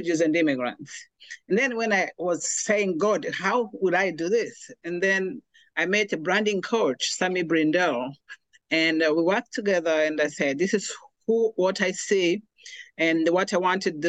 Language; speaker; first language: English; non-native, local second language; Kinyarwanda